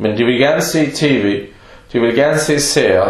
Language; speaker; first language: Danish; early bilingual, other home language; Arabic